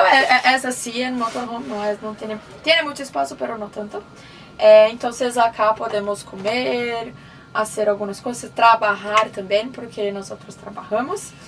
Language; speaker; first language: Spanish; non-native, learner; Portuguese